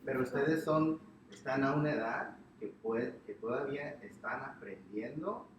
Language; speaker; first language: Spanish; early bilingual, heritage; Spanish